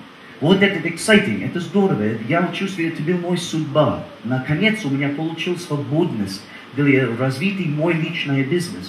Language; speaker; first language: Russian; non-native, learner; English